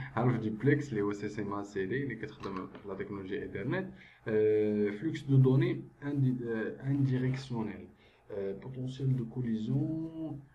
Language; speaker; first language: French; non-native, local second language; Arabic